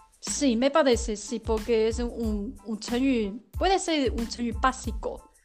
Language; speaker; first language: Spanish; non-native, learner; Chinese